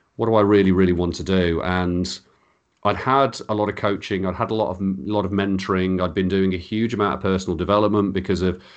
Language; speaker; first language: English; native; English